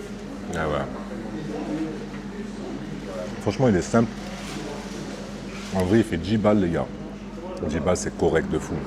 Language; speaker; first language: French; native; French